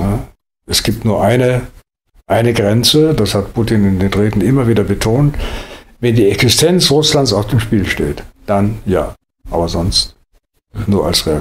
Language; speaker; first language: German; native; German